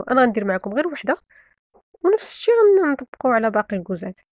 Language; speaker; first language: Arabic; native; Arabic